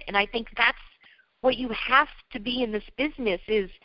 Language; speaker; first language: English; native; English